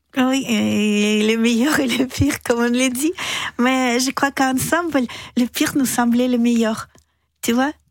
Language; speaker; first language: French; non-native, fluent; Russian